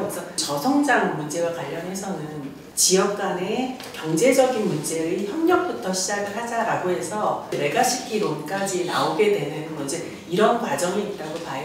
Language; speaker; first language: Korean; native; Korean